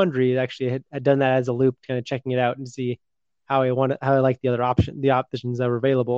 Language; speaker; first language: English; native; English